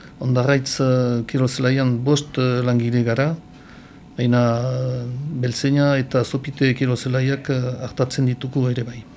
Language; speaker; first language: Basque; non-native, learner; French